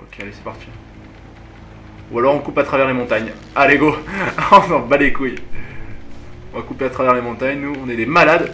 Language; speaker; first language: French; native; French